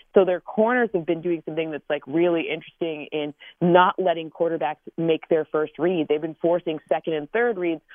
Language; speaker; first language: English; native; English